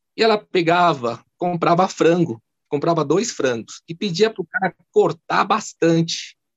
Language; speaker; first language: Portuguese; early bilingual, other home language; Chinese